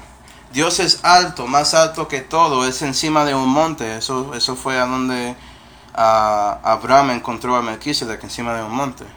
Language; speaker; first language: Spanish; non-native, fluent; English